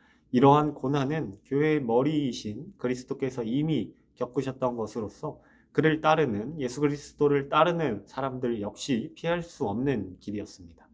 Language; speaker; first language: Korean; native; Korean